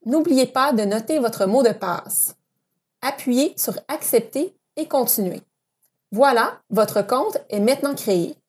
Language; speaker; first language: French; native; French